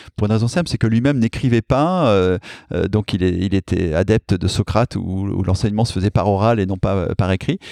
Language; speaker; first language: French; native; French